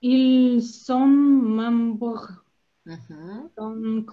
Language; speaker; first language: French; non-native, learner; Russian